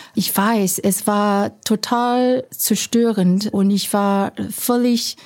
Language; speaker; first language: German; non-native, fluent; Chinese